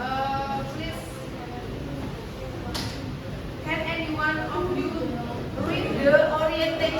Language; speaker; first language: English; non-native, fluent; Indonesian